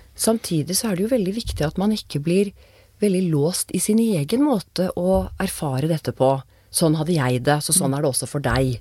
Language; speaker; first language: Norwegian; native; Norwegian